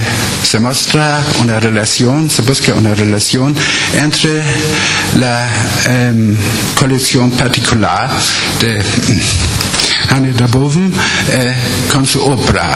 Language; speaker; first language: Spanish; non-native, learner; German